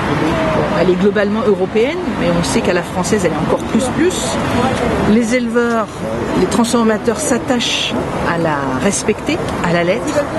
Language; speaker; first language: French; native; French